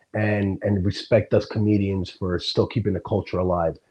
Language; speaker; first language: English; early bilingual, other home language; Sicilian